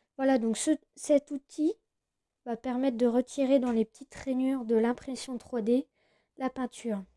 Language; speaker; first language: French; native; French